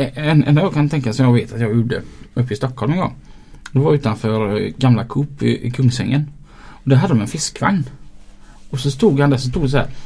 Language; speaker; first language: Swedish; native; Swedish